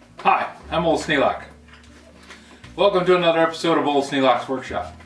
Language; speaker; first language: English; native; English